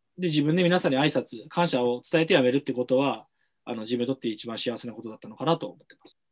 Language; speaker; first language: Japanese; native; Japanese